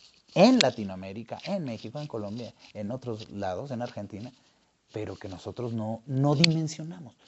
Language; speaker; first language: Spanish; native; Spanish